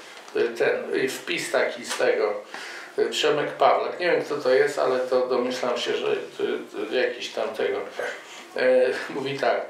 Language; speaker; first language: Polish; native; Polish